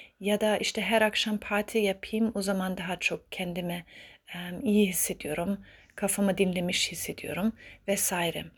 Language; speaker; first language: Turkish; early bilingual, heritage; Turkish